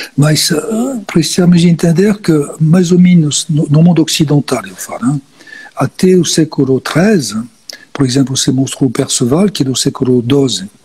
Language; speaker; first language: Portuguese; non-native, fluent; French